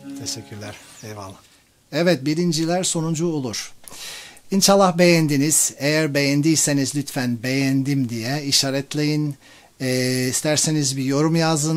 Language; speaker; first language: Turkish; non-native, fluent; English